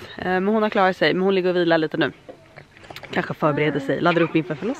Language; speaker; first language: Swedish; native; Swedish